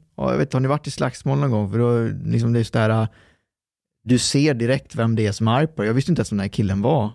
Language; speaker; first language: Swedish; early bilingual, other home language; Arabic